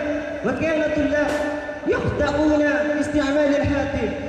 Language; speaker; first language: Arabic; non-native, learner; Indonesian